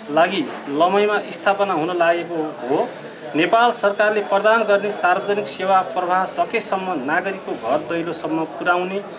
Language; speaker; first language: Nepali; native; Nepali